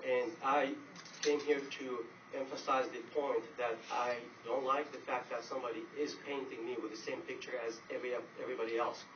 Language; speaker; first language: English; non-native, fluent; Arabic